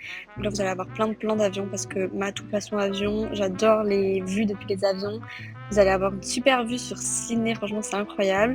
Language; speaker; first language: French; native; French